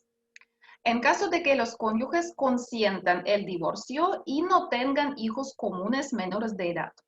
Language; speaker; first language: Spanish; non-native, fluent; Russian